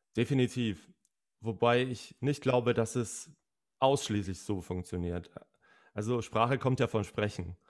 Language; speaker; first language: German; native; German